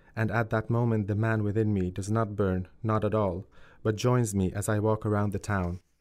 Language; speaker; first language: English; early bilingual, other home language; Finnish